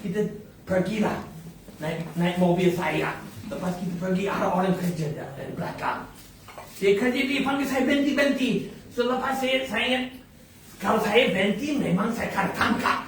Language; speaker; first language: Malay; non-native, fluent; English